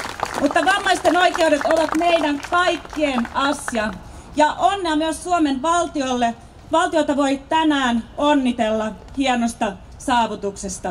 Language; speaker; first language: Finnish; native; Finnish